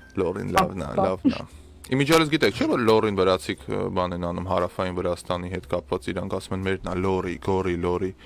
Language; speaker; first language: Armenian; native; Armenian